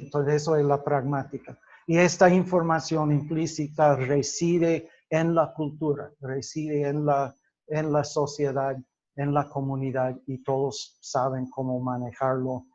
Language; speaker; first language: Spanish; non-native, fluent; English